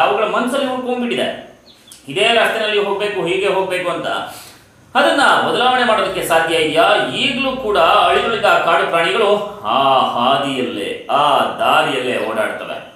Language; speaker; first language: Kannada; native; Kannada